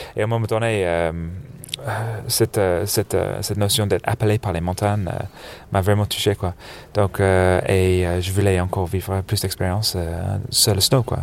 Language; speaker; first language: French; non-native, fluent; English